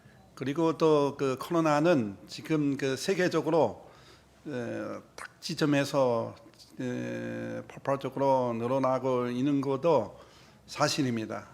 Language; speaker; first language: Korean; non-native, fluent; Chinese